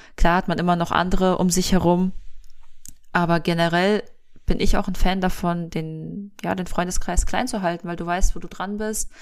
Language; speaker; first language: German; early bilingual, other home language; Russian